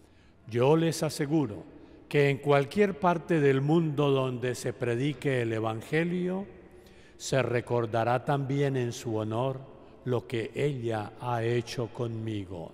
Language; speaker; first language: Spanish; native; Spanish